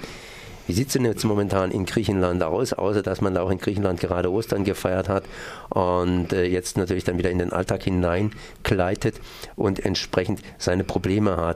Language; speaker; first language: German; native; German